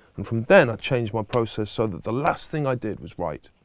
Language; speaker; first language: English; native; English